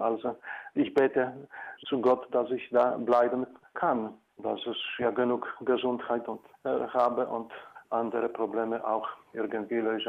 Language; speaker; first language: German; non-native, fluent; Polish